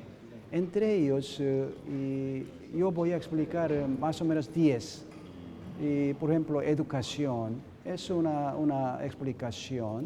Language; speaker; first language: Spanish; non-native, learner; Korean